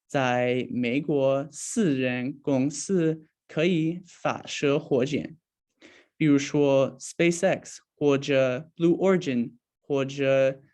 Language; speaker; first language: Chinese; non-native, learner; English